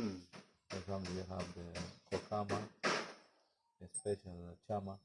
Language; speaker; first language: English; non-native, learner; Spanish